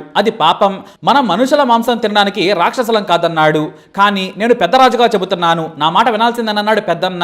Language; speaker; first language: Telugu; native; Telugu